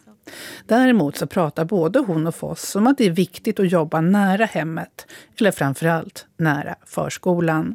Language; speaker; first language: Swedish; native; Swedish